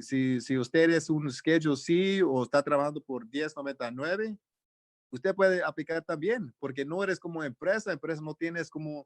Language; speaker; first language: Spanish; early bilingual, heritage; Spanish